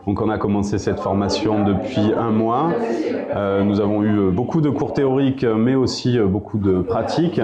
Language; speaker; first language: French; native; French